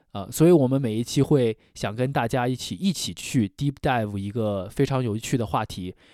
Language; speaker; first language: Chinese; native; Chinese